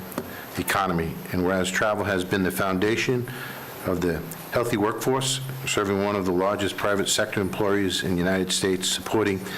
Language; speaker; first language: English; native; English